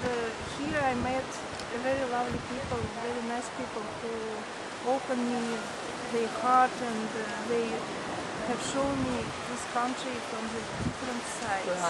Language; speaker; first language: English; non-native, fluent; Russian